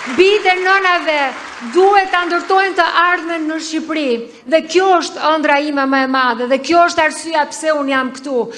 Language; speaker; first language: Albanian; native; Albanian